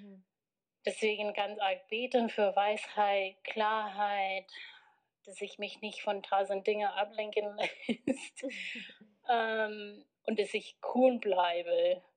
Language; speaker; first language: German; non-native, fluent; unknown